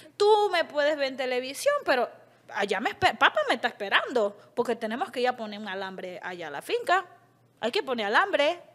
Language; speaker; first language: Spanish; native; Spanish